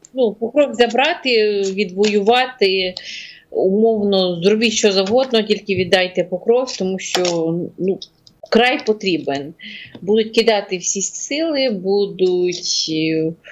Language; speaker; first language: Ukrainian; non-native, local second language; Russian